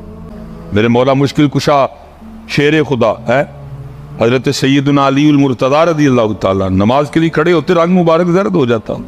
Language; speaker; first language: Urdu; non-native, local second language; Punjabi